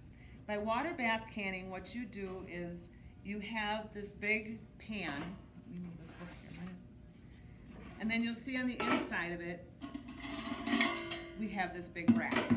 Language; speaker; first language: English; native; English